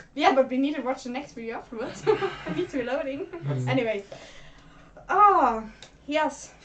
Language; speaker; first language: English; non-native, fluent; German